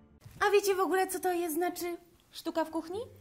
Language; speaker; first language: Polish; native; Polish